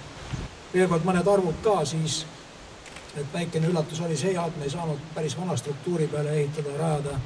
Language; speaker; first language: Estonian; native; Estonian